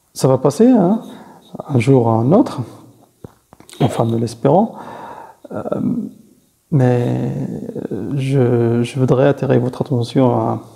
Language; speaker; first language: French; non-native, fluent; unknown